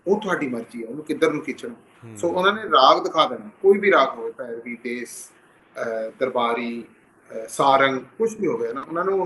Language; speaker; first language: Punjabi; early bilingual, heritage; Punjabi